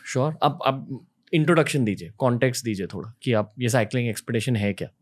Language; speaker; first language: Hindi; native; Hindi